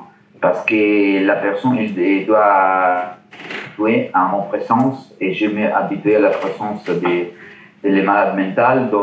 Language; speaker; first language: French; non-native, learner; Italian